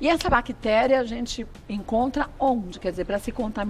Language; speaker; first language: Portuguese; native; Portuguese